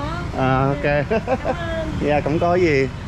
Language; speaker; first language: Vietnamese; non-native, learner; English